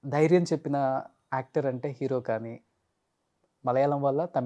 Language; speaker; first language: Telugu; native; Telugu